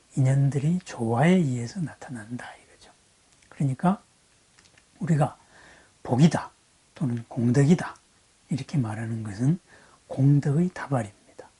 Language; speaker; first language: Korean; native; Korean